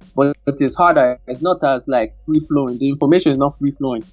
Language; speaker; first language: English; non-native, local second language; Yoruba